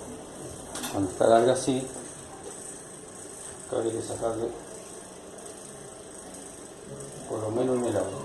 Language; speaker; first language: Spanish; native; Spanish